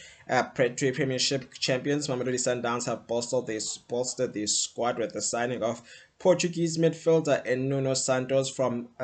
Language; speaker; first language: English; non-native, local second language; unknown